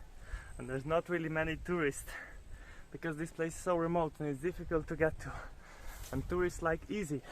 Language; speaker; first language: English; non-native, fluent; Slovenian